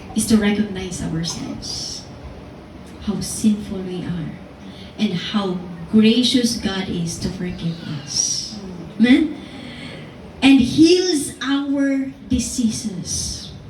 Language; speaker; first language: English; non-native, local second language; Filipino